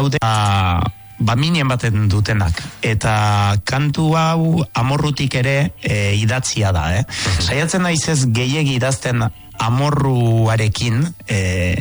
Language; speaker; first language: Basque; non-native, local second language; Spanish